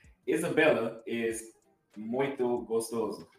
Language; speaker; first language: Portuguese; non-native, learner; English